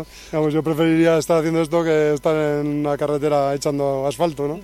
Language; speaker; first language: Spanish; native; Spanish